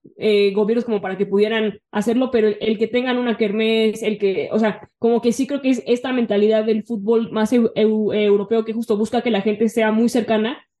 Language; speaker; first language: Spanish; native; Spanish